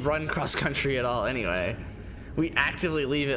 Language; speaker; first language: English; native; English